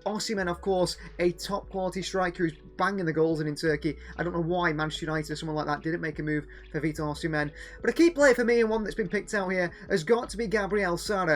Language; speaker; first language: English; native; English